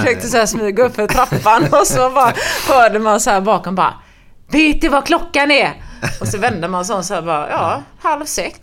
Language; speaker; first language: Swedish; native; Swedish